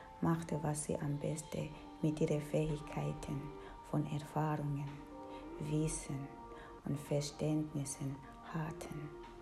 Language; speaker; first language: German; non-native, fluent; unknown